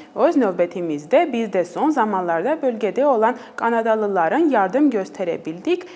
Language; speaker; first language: Azerbaijani; non-native, fluent; Armenian